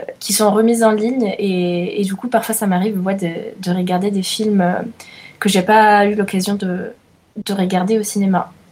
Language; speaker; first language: French; non-native, fluent; Italian